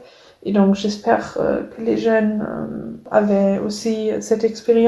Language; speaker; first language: French; non-native, fluent; German